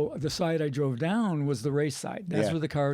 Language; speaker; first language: English; native; English